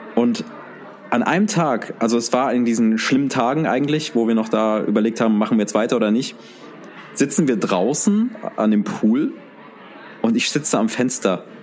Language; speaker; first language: German; early bilingual, other home language; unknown